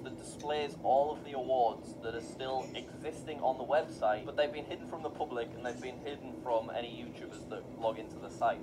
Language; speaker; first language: English; native; English